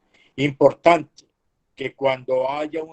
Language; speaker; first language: Spanish; native; Spanish